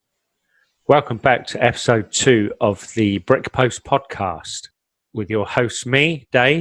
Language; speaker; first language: English; native; English